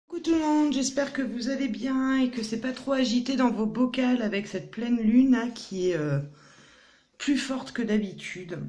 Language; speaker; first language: French; native; French